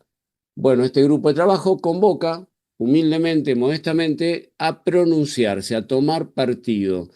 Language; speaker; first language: Spanish; native; Spanish